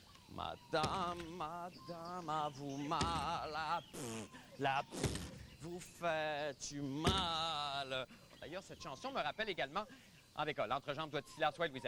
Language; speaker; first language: French; native; French